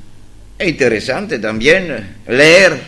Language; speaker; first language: Spanish; non-native, fluent; Greek